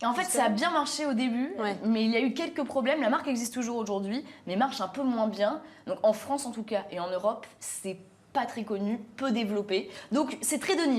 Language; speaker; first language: French; native; French